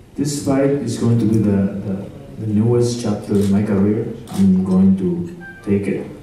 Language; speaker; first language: English; non-native, fluent; Spanish